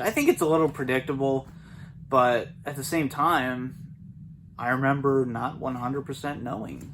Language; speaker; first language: English; native; English